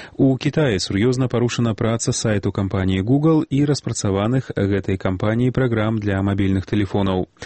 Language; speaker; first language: Belarusian; native; Belarusian